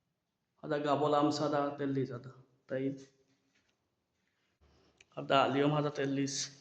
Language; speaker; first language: Arabic; non-native, learner; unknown